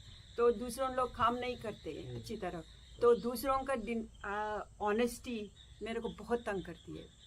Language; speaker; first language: Hindi; non-native, local second language; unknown